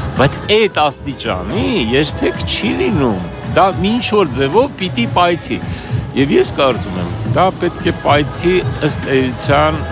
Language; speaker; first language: Armenian; native; Armenian